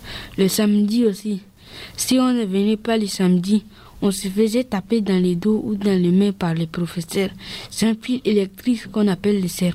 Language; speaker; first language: French; early bilingual, other home language; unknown